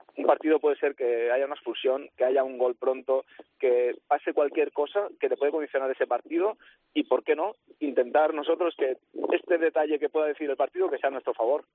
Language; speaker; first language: Spanish; non-native, local second language; Catalan